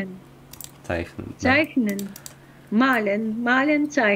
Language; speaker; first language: German; non-native, fluent; Russian